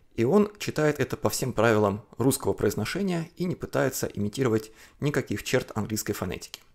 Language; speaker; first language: Russian; non-native, fluent; Chinese